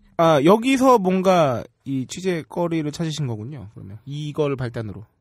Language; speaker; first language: Korean; native; Korean